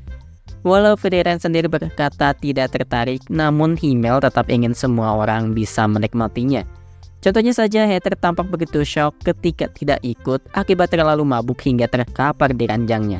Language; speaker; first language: Indonesian; native; Indonesian